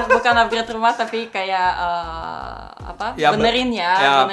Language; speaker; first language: Indonesian; non-native, fluent; Russian